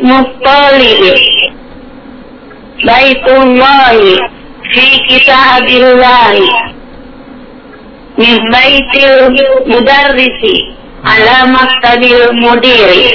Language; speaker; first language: Arabic; non-native, learner; Indonesian